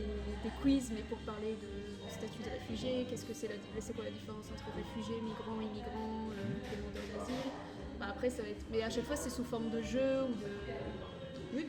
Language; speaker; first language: French; native; French